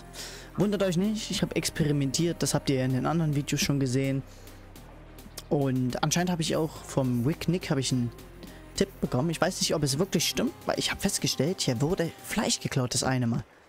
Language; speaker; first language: German; native; German